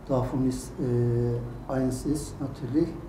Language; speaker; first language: German; non-native, learner; Turkish